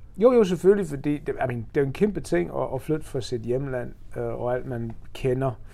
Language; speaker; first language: Danish; non-native, fluent; English